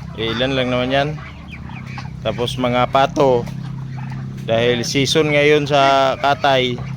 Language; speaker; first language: Filipino; non-native, local second language; Cebuano